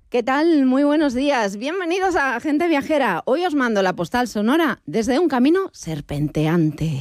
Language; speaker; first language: Spanish; native; Spanish